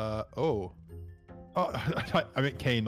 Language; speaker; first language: English; native; English